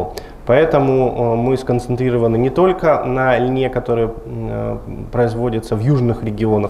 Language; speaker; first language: Russian; native; Russian